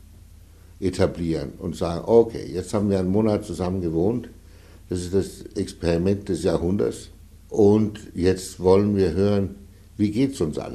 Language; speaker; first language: German; non-native, fluent; Danish